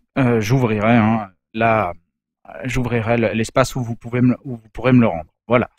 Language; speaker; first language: French; native; French